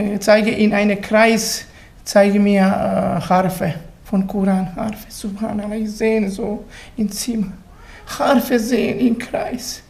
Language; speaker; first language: German; non-native, learner; Bosnian